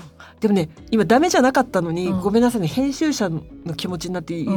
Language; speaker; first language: Japanese; native; Japanese